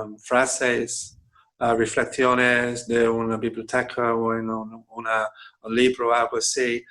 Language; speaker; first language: Spanish; non-native, fluent; English